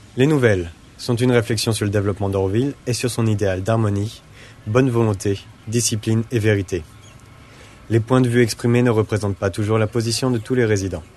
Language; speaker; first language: French; native; French